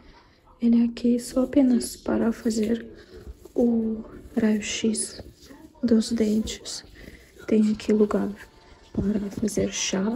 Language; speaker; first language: Portuguese; non-native, fluent; Russian